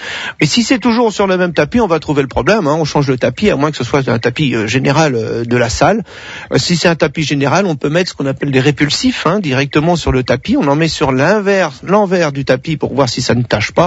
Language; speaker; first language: French; native; French